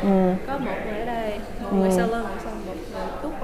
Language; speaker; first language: Vietnamese; early bilingual, heritage; Vietnamese